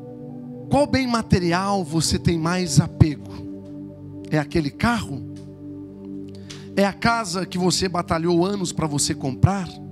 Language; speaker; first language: Portuguese; native; Portuguese